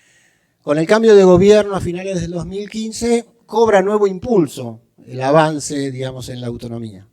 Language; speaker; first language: Spanish; native; Spanish